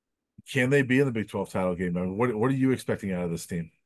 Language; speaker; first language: English; native; English